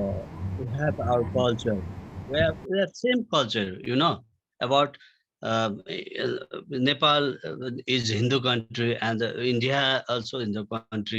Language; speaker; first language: English; non-native, learner; Nepali